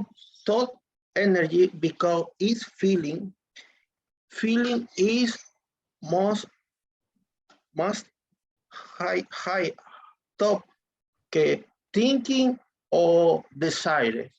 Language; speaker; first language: English; non-native, learner; Spanish